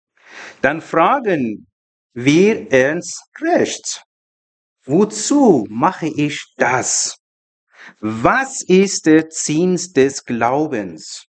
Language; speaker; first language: German; non-native, learner; Persian